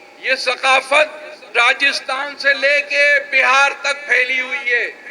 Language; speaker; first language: Urdu; native; Urdu